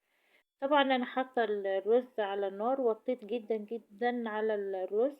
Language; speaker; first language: Arabic; native; Arabic